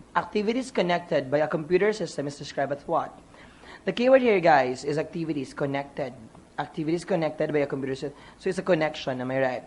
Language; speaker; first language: English; non-native, local second language; Filipino